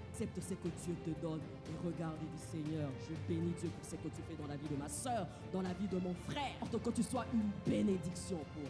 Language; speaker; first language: French; non-native, local second language; Lingala